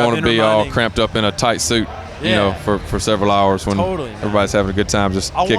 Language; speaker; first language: English; native; English